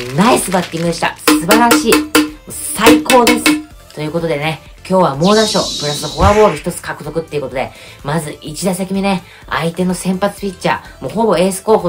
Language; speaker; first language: Japanese; native; Japanese